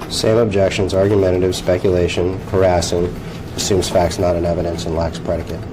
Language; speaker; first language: English; native; English